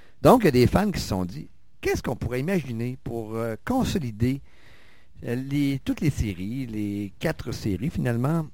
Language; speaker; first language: French; native; French